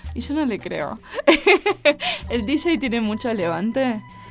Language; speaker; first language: Spanish; native; Spanish